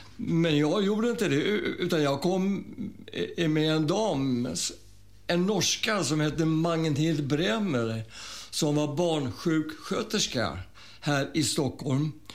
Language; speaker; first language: Swedish; early bilingual, other home language; German